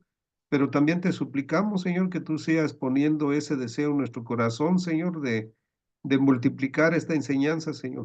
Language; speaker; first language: Spanish; native; Spanish